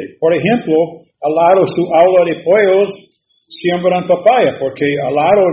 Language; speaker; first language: Spanish; non-native, learner; English